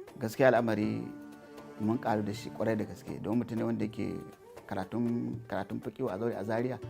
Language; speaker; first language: Hausa; native; Hausa